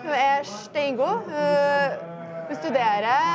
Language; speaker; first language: Norwegian; native; Norwegian